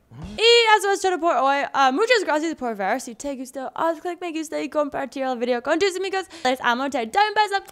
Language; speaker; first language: Spanish; non-native, learner; English